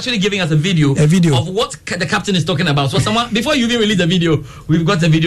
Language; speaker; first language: English; non-native, local second language; Akan